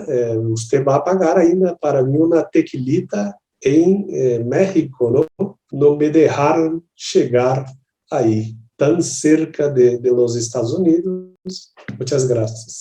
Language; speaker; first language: Spanish; non-native, learner; Portuguese